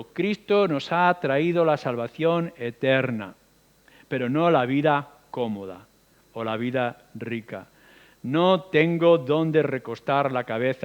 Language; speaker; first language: Spanish; native; Spanish